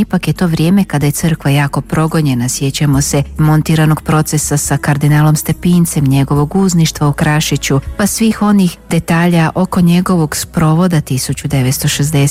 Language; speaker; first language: Croatian; native; Croatian